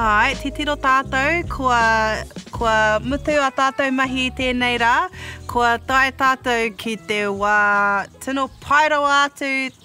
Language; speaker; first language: Māori; non-native, local second language; English